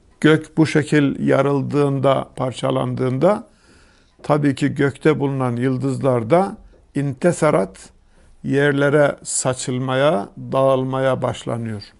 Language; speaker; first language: Turkish; native; Turkish